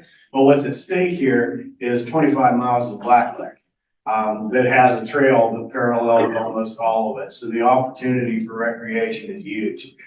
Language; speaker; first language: English; native; English